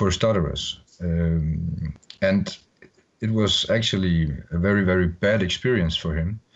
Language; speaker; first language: English; non-native, fluent; Danish